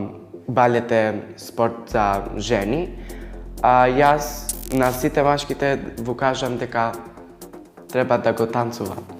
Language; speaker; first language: Macedonian; non-native, local second language; Albanian